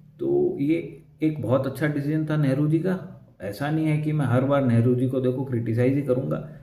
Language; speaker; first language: Hindi; native; Hindi